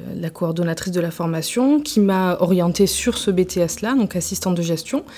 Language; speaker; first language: French; native; French